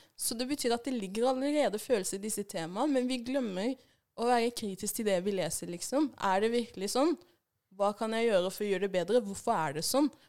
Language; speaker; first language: Norwegian; early bilingual, other home language; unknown